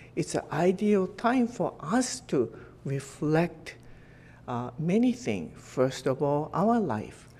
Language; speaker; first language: English; non-native, fluent; Japanese